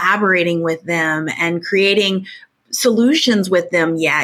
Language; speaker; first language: English; native; English